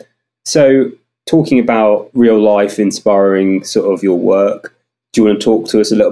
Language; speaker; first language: English; native; English